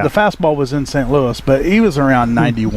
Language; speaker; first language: English; native; English